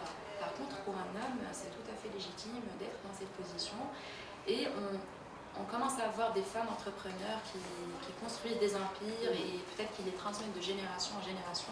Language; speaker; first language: French; native; French